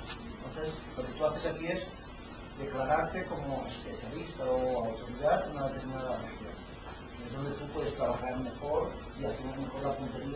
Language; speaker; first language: Spanish; native; Spanish